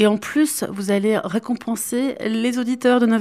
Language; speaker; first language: French; native; French